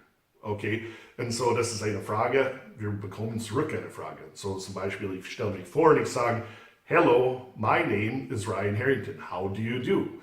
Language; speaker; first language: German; non-native, fluent; English